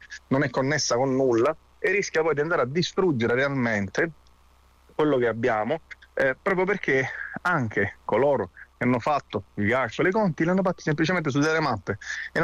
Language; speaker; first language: Italian; native; Italian